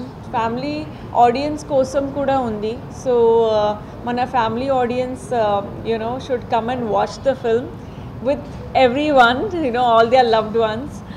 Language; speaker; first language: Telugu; non-native, fluent; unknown